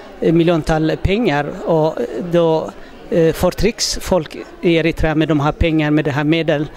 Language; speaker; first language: Swedish; non-native, fluent; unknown